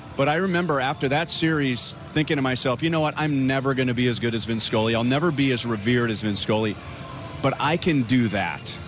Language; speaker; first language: English; native; English